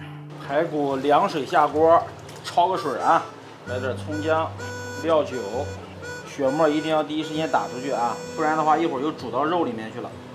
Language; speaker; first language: Chinese; native; Chinese